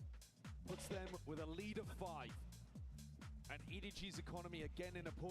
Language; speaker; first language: English; native; English